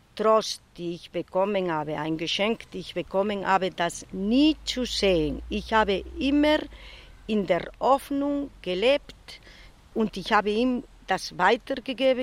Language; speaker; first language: German; non-native, fluent; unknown